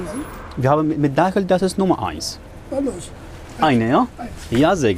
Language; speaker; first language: German; non-native, learner; Arabic